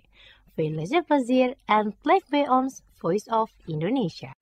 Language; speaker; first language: Dutch; non-native, fluent; Indonesian